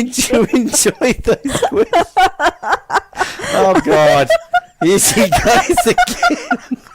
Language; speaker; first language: English; native; English